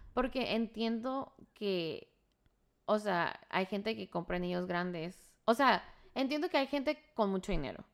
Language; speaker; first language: Spanish; native; Spanish